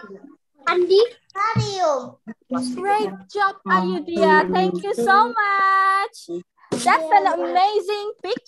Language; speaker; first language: English; non-native, local second language; Indonesian